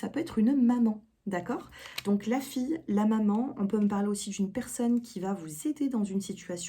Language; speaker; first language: French; native; French